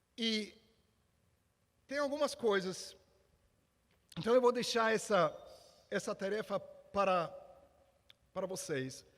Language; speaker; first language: Portuguese; non-native, fluent; English